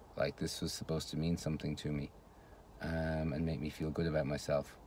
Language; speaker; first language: English; native; English